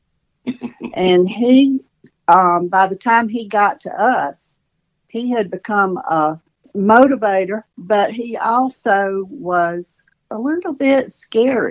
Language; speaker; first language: English; native; English